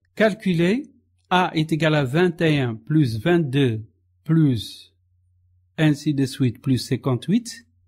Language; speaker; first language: French; non-native, local second language; Arabic